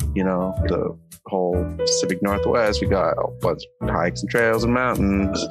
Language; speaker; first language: English; native; English